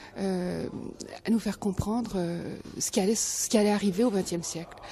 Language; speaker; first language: French; native; French